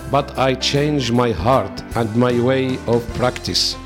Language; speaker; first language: English; non-native, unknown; Arabic